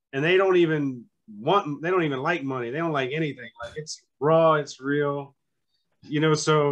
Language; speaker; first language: English; native; English